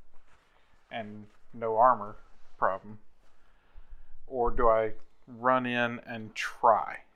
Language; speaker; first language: English; native; English